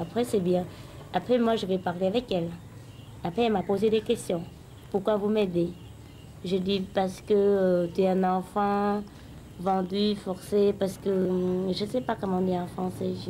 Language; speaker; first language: French; non-native, learner; Khmer